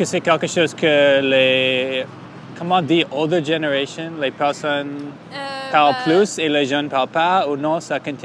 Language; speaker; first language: French; non-native, local second language; English